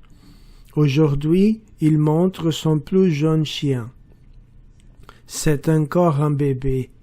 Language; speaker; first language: French; non-native, learner; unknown